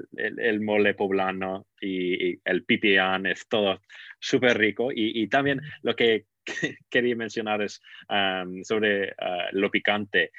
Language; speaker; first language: Spanish; non-native, fluent; English